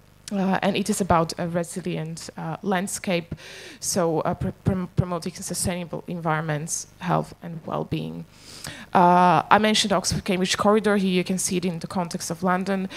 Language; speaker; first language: English; non-native, fluent; Slovak